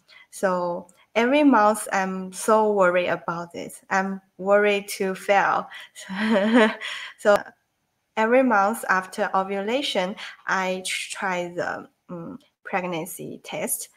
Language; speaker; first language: English; non-native, learner; Chinese